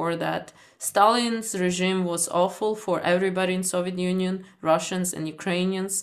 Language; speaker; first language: English; non-native, fluent; Ukrainian